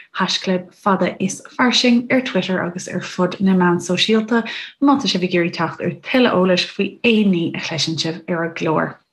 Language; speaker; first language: Irish; native; Irish